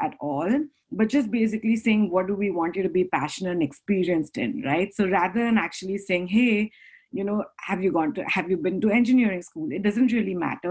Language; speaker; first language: English; non-native, local second language; Hindi